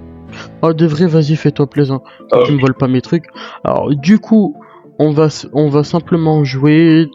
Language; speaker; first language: French; native; French